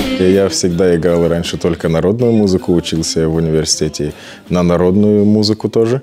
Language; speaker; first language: Russian; non-native, local second language; Gagauz